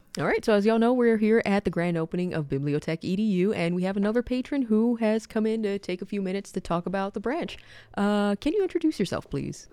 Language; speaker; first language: English; early bilingual, other home language; Spanish